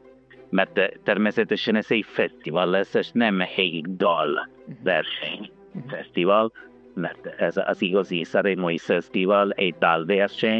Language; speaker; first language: Hungarian; non-native, learner; Italian